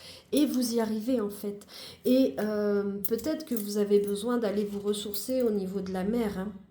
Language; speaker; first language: French; native; French